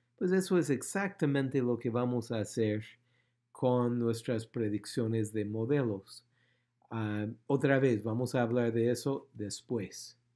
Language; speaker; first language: Spanish; non-native, fluent; English